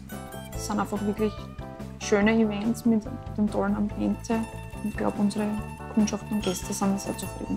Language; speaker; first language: German; native; German